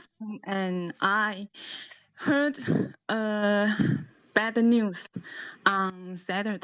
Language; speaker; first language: English; non-native, learner; Chinese